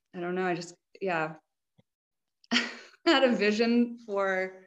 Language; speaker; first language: English; native; English